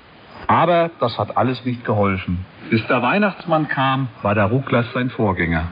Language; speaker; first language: German; native; German